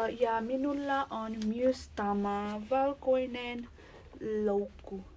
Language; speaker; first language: Finnish; non-native, learner; Nepali